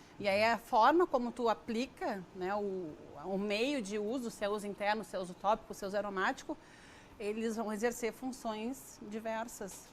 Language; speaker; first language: Portuguese; native; Portuguese